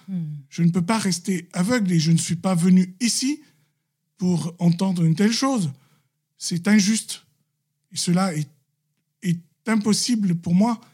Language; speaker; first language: French; non-native, local second language; Arabic